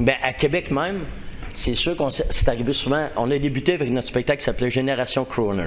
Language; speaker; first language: French; native; French